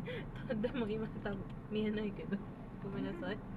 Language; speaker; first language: Japanese; non-native, learner; Filipino